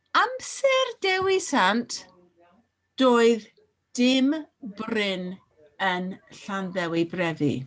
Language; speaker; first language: Welsh; non-native, fluent; English